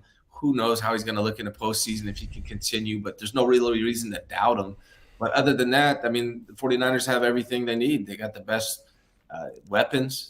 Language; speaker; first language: English; native; English